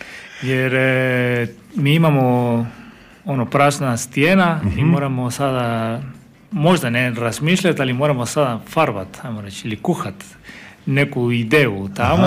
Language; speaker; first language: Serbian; non-native, learner; Spanish